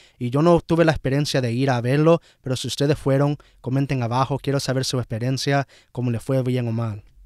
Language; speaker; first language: Spanish; early bilingual, heritage; Spanish